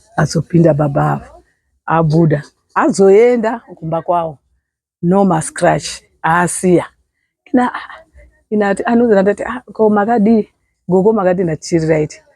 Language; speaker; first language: Shona; non-native, local second language; Nyanja